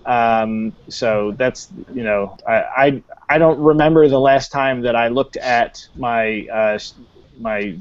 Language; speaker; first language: English; native; English